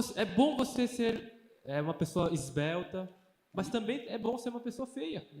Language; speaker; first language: Portuguese; early bilingual, other home language; Korean